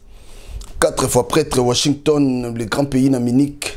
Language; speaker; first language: French; non-native, local second language; Lingala